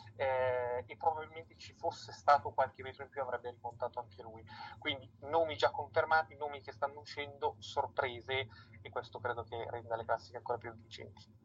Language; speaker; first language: Italian; native; Italian